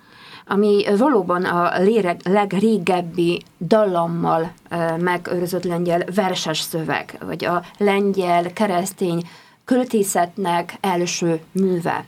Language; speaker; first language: Hungarian; non-native, fluent; Polish